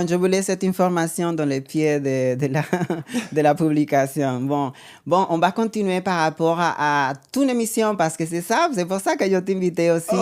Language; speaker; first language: French; non-native, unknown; Spanish